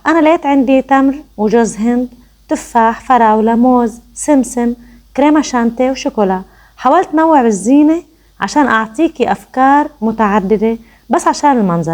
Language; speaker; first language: Arabic; native; Arabic